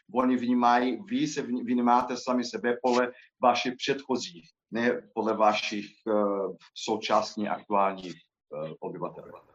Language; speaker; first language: Czech; non-native, fluent; Portuguese